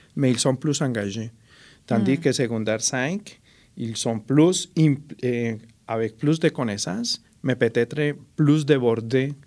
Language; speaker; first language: French; non-native, fluent; Spanish